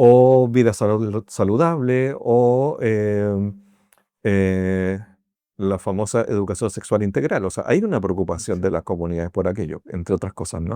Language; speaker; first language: Spanish; native; Spanish